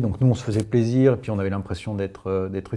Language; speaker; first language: French; native; French